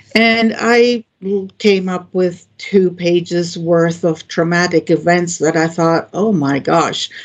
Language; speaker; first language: English; non-native, fluent; Greek